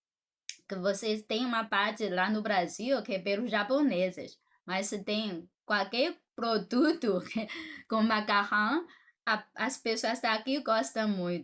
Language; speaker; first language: Portuguese; non-native, fluent; Chinese